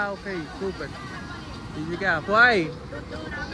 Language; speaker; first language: Portuguese; non-native, learner; English